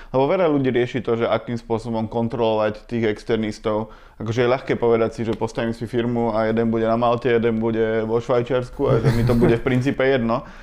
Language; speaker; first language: Slovak; native; Slovak